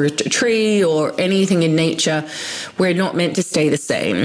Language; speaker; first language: English; native; English